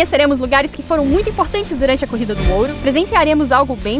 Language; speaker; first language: Portuguese; native; Portuguese